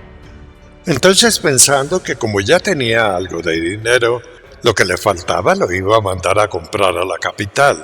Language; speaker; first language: Spanish; native; Spanish